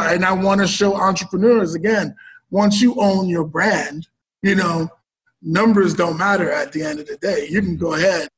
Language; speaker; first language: English; native; English